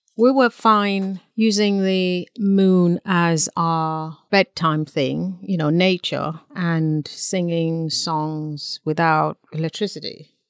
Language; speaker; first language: English; non-native, local second language; Yoruba